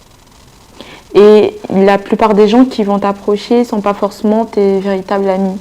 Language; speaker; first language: French; non-native, local second language; Sango